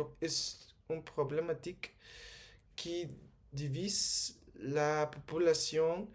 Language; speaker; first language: French; non-native, learner; Spanish